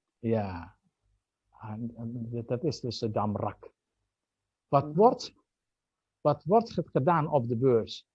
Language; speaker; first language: Dutch; non-native, fluent; Indonesian